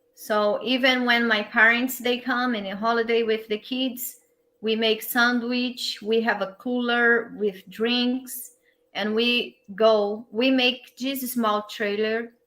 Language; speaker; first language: English; non-native, learner; Portuguese